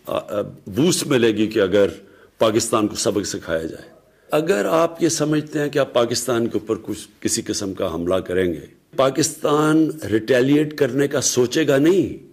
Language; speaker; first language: Urdu; native; Urdu